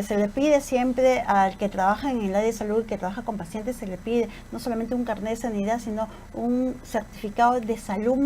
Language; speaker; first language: Spanish; native; Spanish